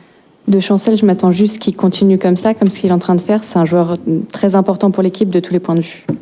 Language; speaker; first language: French; native; French